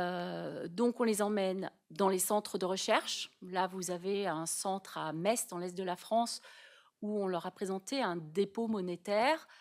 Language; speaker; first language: French; native; French